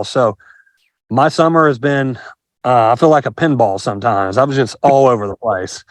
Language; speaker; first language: English; native; English